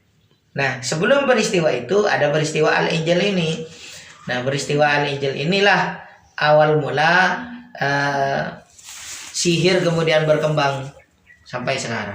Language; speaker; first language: Indonesian; native; Indonesian